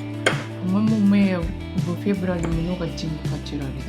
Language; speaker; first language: Russian; non-native, learner; Japanese